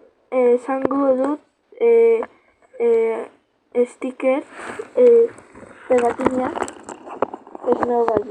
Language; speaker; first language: Basque; non-native, local second language; Spanish